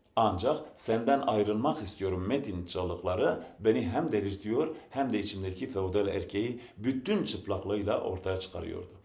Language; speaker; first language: Turkish; non-native, local second language; Zaza